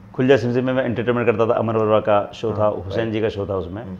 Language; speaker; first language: Hindi; native; Hindi